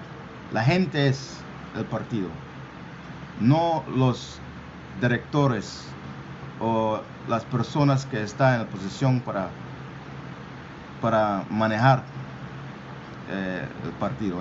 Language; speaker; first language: Spanish; non-native, local second language; English